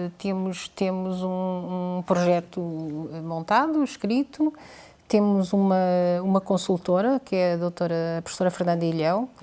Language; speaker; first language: Portuguese; native; Portuguese